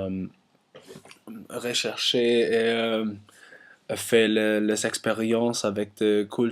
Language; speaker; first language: French; non-native, learner; German